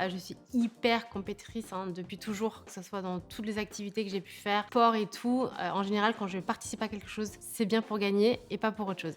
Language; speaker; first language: French; native; French